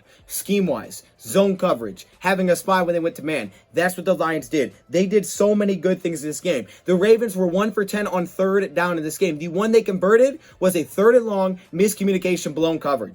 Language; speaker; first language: English; native; English